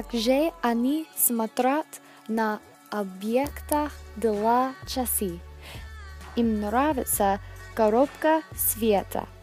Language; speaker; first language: Russian; non-native, learner; English